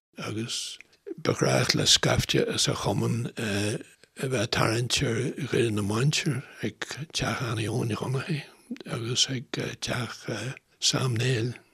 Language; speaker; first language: Irish; non-native, local second language; English